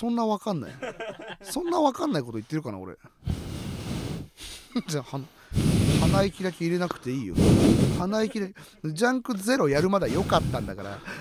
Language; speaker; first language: Japanese; native; Japanese